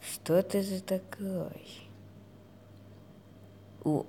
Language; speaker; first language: Russian; non-native, learner; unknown